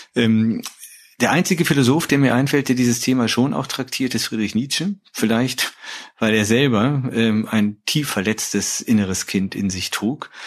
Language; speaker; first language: German; native; German